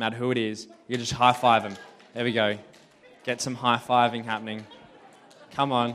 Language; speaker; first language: English; native; English